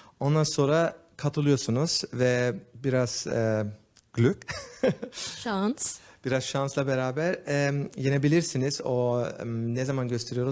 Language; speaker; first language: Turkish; early bilingual, heritage; Turkish